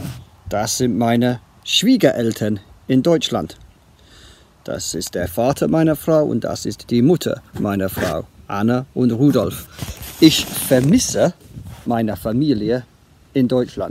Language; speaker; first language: German; non-native, fluent; English